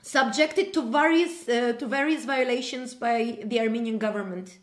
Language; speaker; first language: English; non-native, fluent; Armenian